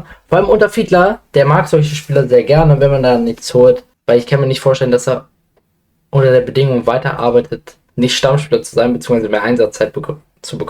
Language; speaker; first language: German; native; German